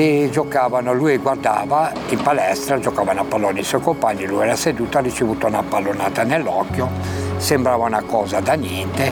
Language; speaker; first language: Italian; native; Italian